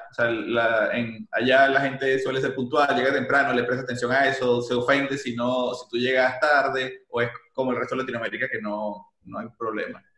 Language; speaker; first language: Spanish; native; Spanish